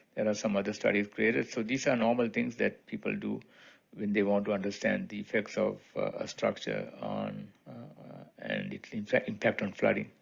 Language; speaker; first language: English; non-native, local second language; Sinhala